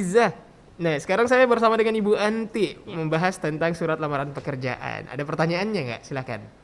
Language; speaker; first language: Indonesian; native; Indonesian